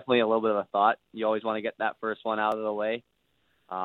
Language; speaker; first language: English; native; English